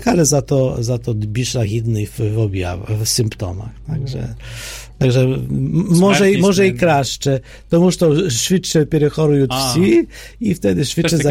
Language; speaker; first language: Polish; non-native, fluent; Ukrainian